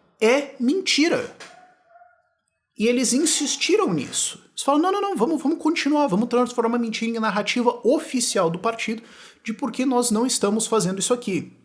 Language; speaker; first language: Portuguese; native; Portuguese